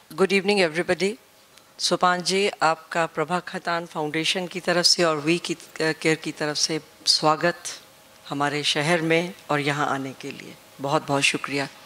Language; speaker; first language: Hindi; native; Hindi